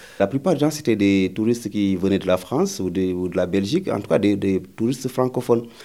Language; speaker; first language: French; non-native, local second language; Wolof